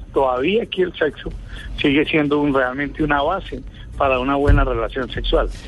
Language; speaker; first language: Spanish; native; Spanish